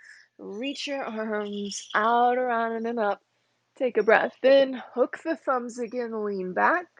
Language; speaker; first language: English; native; English